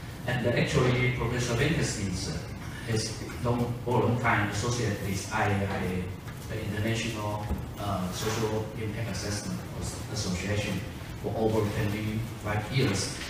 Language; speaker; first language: English; non-native, fluent; Chinese